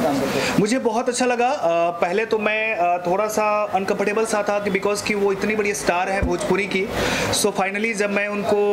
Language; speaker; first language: Hindi; native; Hindi